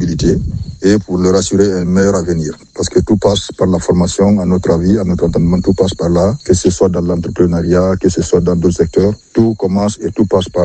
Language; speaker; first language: French; non-native, local second language; Fula